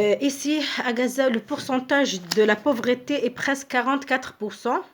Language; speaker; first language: French; non-native, fluent; Arabic